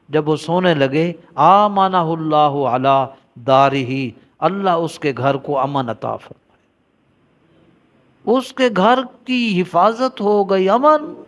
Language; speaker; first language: Urdu; native; Urdu